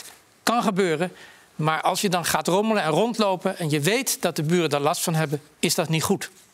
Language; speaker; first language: Dutch; native; Dutch